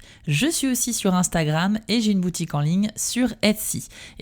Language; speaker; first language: French; native; French